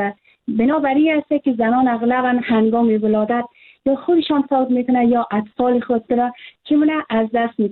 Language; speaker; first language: Persian; native; Persian